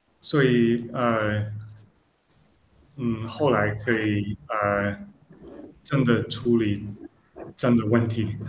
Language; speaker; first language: Chinese; non-native, learner; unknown